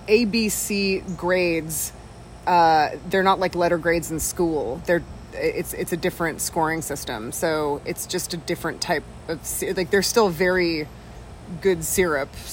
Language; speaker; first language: English; native; English